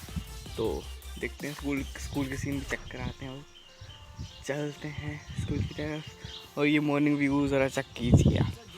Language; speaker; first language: Hindi; native; Hindi